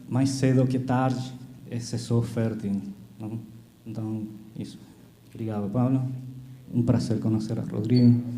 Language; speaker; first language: Portuguese; non-native, fluent; Spanish